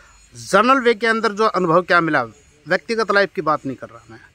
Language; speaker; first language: Hindi; native; Hindi